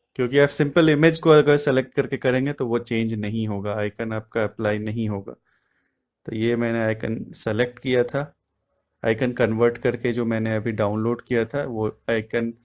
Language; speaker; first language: Hindi; native; Hindi